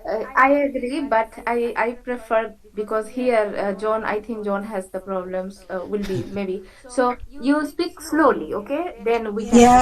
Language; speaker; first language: English; non-native, fluent; Bangla